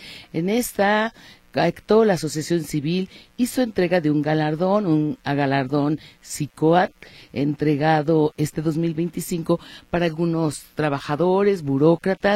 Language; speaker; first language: Spanish; native; Spanish